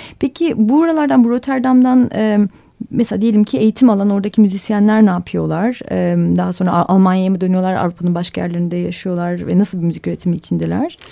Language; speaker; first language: Turkish; native; Turkish